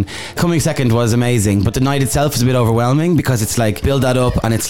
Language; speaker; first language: English; native; English